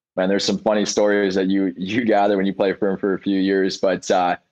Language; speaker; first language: English; native; English